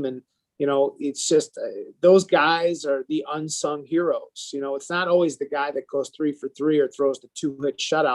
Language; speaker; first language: English; native; English